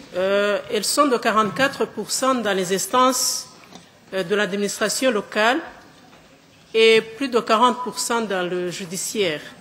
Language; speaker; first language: French; non-native, local second language; Kinyarwanda